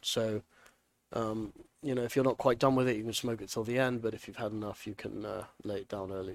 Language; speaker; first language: English; native; English